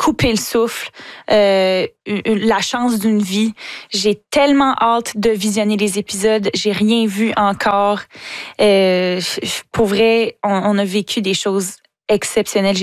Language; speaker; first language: French; native; French